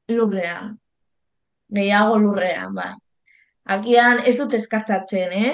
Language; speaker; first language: Basque; non-native, local second language; Spanish